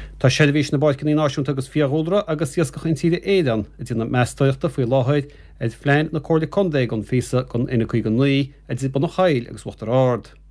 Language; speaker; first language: Irish; native; Irish